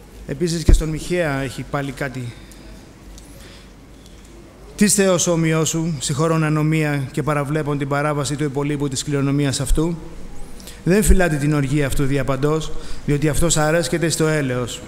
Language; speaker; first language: Greek; native; Greek